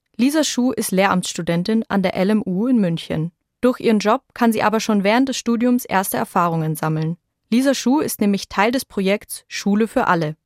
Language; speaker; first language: German; native; German